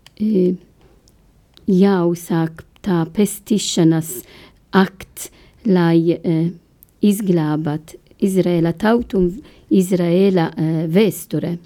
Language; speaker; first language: Latvian; non-native, learner; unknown